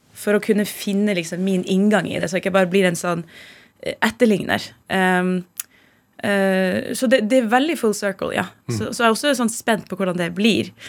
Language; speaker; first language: Norwegian; native; Norwegian